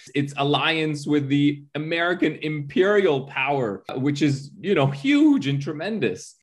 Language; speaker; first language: English; early bilingual, other home language; Arabic